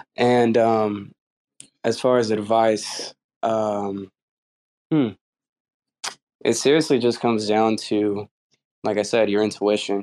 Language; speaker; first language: English; native; English